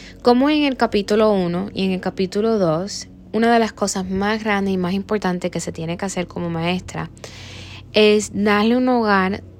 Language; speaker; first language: Spanish; early bilingual, heritage; Spanish